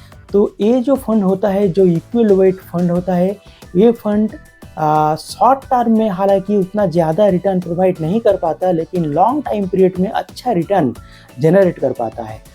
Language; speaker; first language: Hindi; non-native, local second language; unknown